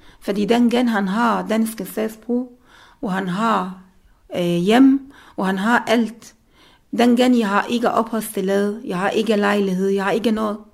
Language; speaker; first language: Danish; non-native, learner; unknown